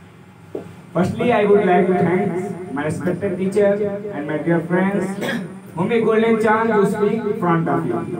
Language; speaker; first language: English; non-native, learner; Hindi